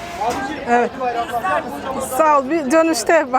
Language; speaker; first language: Turkish; non-native, learner; Russian